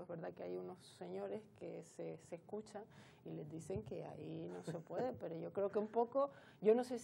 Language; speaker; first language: Spanish; native; Spanish